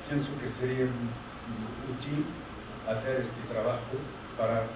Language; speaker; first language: Spanish; non-native, fluent; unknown